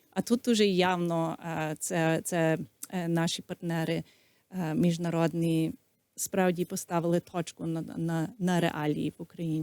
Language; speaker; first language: Ukrainian; early bilingual, heritage; Ukrainian